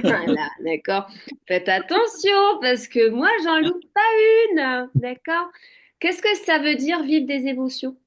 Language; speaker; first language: French; native; French